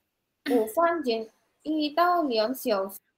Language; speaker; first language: Chinese; non-native, learner; Indonesian